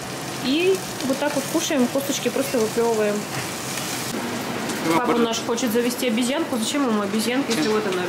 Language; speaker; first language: Russian; native; Russian